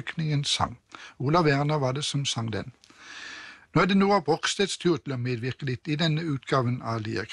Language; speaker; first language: Norwegian; native; Norwegian